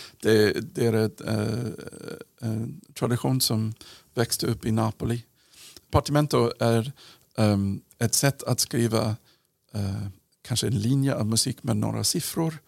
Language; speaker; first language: Swedish; non-native, fluent; English